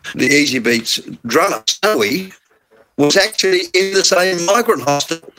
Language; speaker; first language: English; native; English